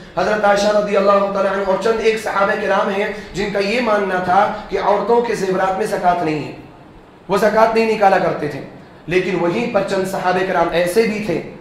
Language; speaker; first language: Urdu; native; Urdu